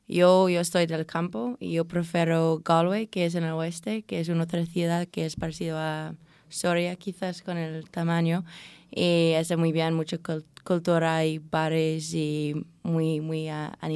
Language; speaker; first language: Spanish; non-native, learner; English